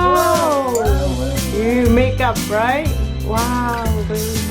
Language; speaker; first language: English; non-native, learner; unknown